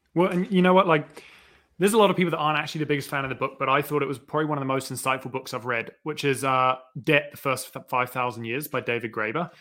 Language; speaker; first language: English; native; English